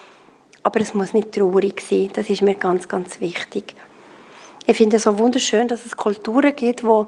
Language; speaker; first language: German; native; German